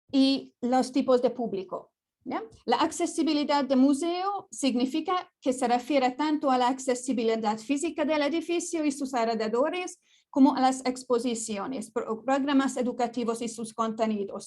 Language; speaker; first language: Spanish; non-native, fluent; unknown